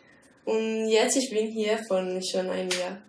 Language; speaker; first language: German; non-native, learner; Italian